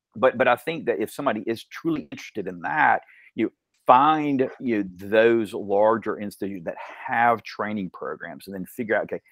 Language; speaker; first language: English; native; English